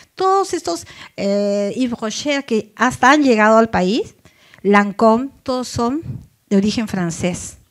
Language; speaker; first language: Spanish; native; Spanish